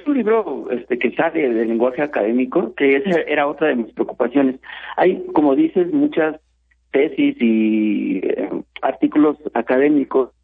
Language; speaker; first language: Spanish; native; Spanish